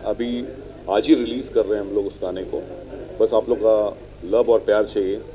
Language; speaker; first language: Hindi; native; Hindi